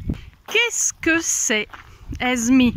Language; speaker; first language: French; non-native, fluent; Hungarian